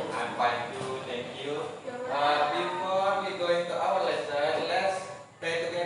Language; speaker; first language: English; non-native, fluent; Indonesian